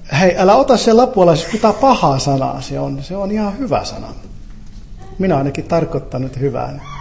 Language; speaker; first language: Finnish; non-native, fluent; Arabic